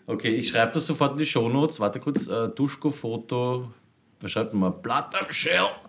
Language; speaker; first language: German; native; German